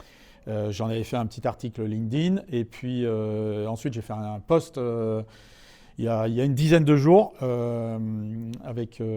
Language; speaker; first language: French; native; French